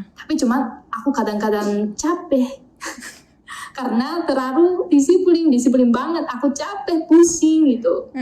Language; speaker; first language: Indonesian; non-native, fluent; Japanese